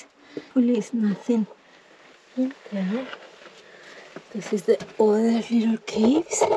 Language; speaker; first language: English; non-native, learner; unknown